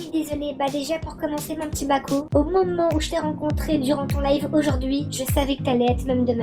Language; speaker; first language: French; native; French